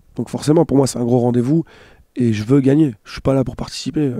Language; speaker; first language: French; native; French